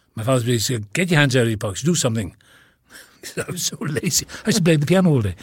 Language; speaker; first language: English; native; English